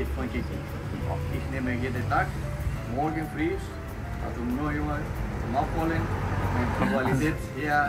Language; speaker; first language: German; non-native, learner; Greek